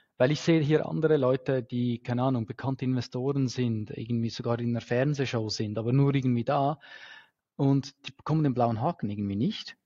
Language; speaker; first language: German; native; German